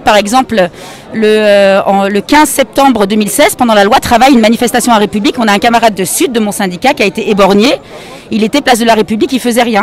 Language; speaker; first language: French; native; French